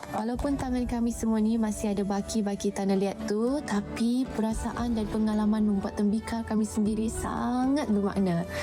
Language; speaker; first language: Malay; native; Malay